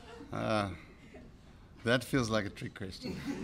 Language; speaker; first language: English; non-native, local second language; Afrikaans